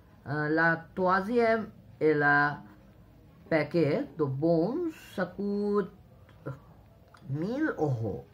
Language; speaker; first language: French; non-native, learner; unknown